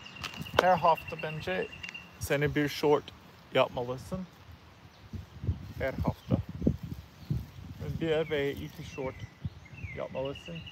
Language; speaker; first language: Turkish; non-native, learner; English